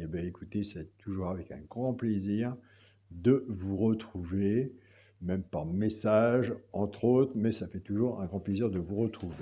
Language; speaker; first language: French; native; French